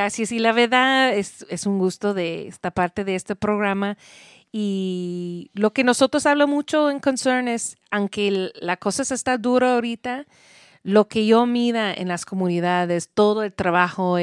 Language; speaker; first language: Spanish; non-native, learner; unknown